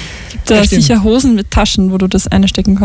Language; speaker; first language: German; native; German